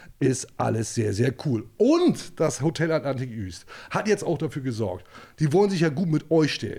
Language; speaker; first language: German; native; German